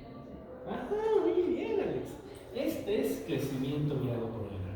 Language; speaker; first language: Spanish; native; Spanish